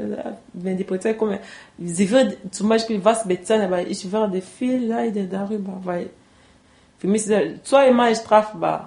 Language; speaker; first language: German; non-native, learner; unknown